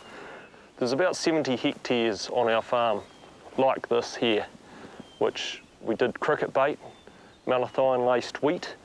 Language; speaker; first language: English; native; English